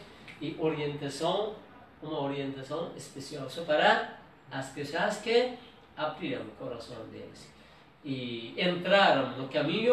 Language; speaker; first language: Portuguese; non-native, learner; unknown